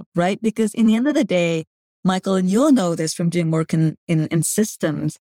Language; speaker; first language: English; non-native, fluent; Gujarati